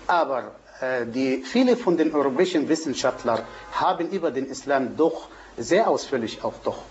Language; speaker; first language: German; non-native, fluent; Arabic